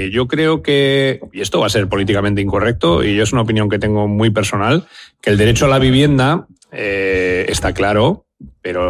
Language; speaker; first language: Spanish; native; Spanish